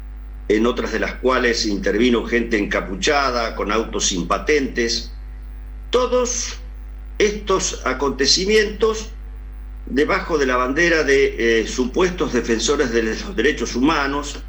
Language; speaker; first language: Spanish; native; Spanish